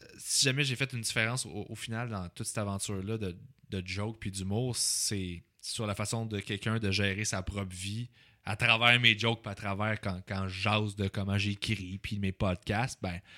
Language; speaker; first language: French; native; French